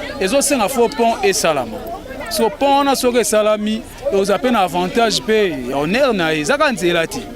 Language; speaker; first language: Lingala; native; Lingala